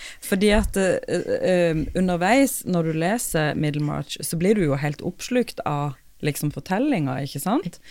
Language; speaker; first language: Norwegian; native; Norwegian